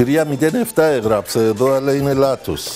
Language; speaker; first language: Greek; non-native, learner; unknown